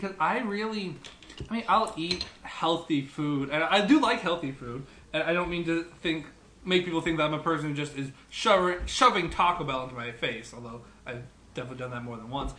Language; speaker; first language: English; native; English